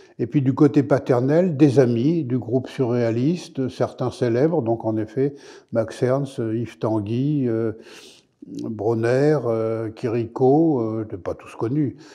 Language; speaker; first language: French; native; French